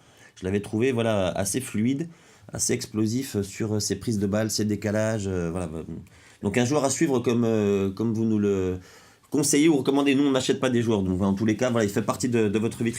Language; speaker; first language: French; native; French